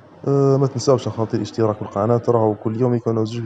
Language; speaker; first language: Arabic; native; Arabic